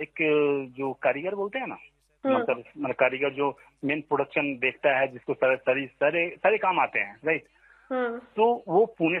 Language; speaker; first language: Hindi; native; Hindi